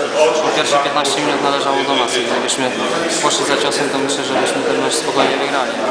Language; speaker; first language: Polish; native; Polish